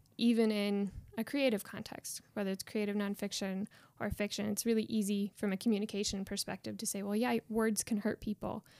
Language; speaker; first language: English; native; English